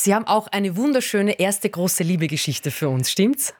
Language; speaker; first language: German; native; German